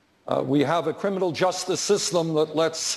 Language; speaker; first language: English; native; English